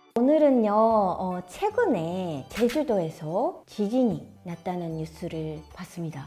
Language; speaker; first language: Korean; non-native, fluent; Japanese